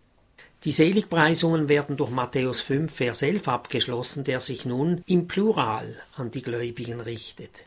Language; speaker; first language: German; native; German